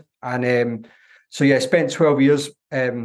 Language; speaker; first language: English; native; English